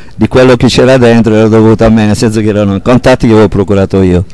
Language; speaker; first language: Italian; native; Italian